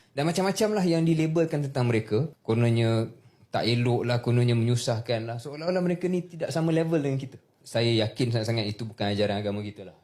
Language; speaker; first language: Malay; native; Malay